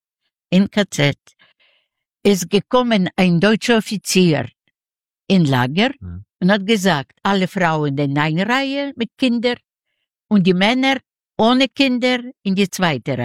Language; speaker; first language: German; non-native, learner; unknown